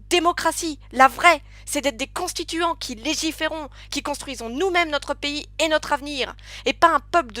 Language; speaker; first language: French; native; French